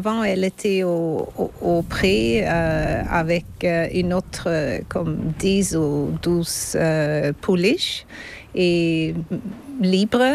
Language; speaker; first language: French; non-native, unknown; Swedish